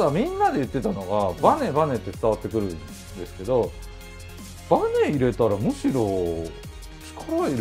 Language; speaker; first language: Japanese; native; Japanese